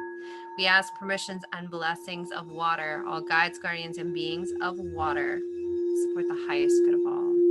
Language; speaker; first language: English; native; English